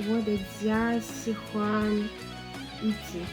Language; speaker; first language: Chinese; non-native, learner; Russian